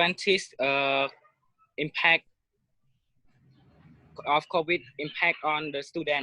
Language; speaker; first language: English; non-native, learner; Khmer